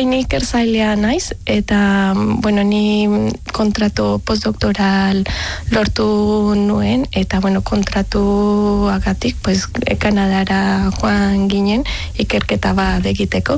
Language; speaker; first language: Basque; non-native, learner; Spanish